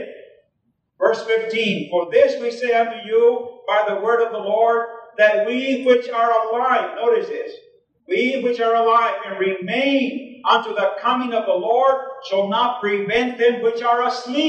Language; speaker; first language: English; early bilingual, other home language; Spanish